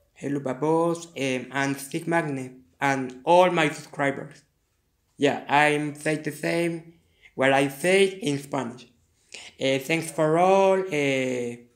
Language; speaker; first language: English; non-native, learner; Spanish